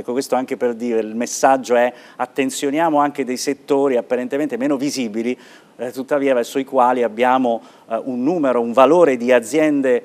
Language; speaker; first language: Italian; native; Italian